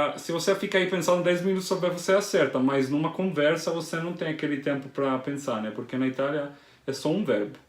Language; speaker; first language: Portuguese; non-native, fluent; Italian